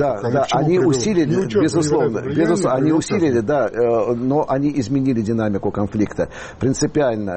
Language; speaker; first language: Russian; native; Russian